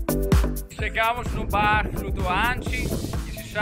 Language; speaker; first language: Portuguese; non-native, fluent; Greek